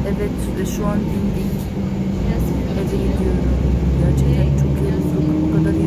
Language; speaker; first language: Turkish; early bilingual, other home language; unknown